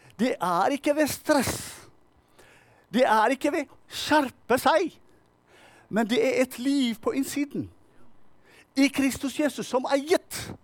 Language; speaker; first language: Norwegian; non-native, fluent; Tigrinya